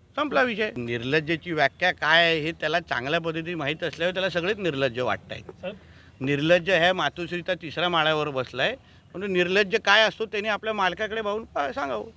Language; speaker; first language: Marathi; native; Marathi